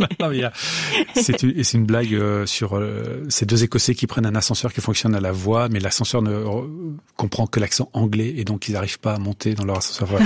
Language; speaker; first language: French; native; French